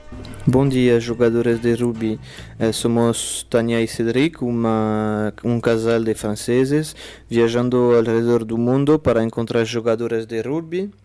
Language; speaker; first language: Portuguese; non-native, fluent; French